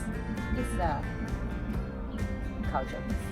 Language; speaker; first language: English; non-native, learner; Japanese